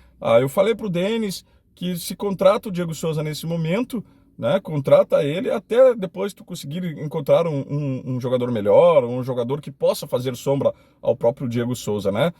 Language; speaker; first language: Portuguese; native; Portuguese